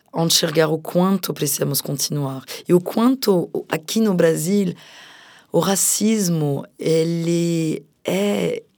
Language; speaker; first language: Portuguese; non-native, fluent; French